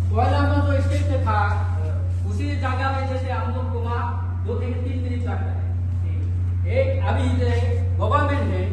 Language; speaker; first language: Hindi; non-native, learner; Bangla